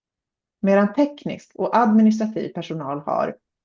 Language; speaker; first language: Swedish; native; Swedish